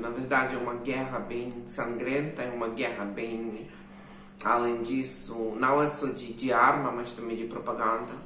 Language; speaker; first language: Portuguese; non-native, fluent; Ukrainian